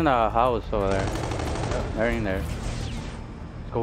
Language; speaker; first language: English; native; English